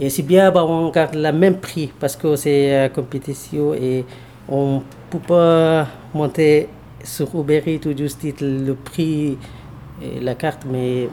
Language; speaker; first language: French; non-native, learner; Bangla